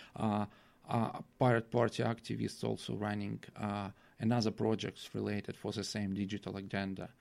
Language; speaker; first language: English; non-native, fluent; Russian